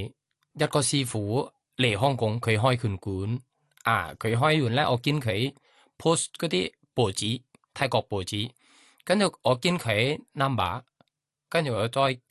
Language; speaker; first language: Cantonese; non-native, learner; Thai